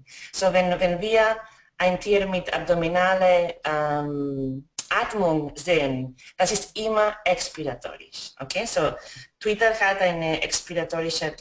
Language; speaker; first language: German; non-native, fluent; Spanish